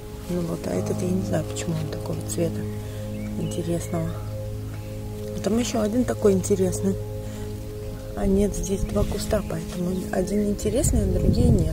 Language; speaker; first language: Russian; native; Russian